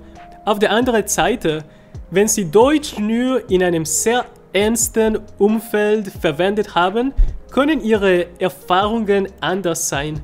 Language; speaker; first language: German; non-native, fluent; Spanish